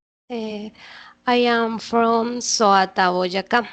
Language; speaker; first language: English; non-native, learner; Spanish